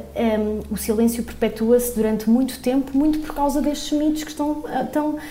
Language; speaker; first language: Portuguese; native; Portuguese